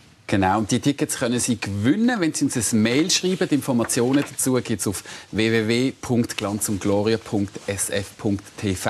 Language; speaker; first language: German; native; German